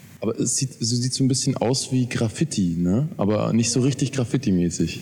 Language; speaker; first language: German; native; German